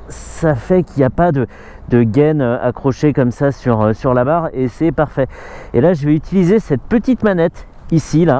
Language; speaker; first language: French; native; French